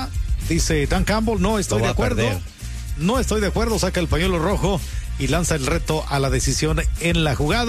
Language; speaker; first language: Spanish; native; Spanish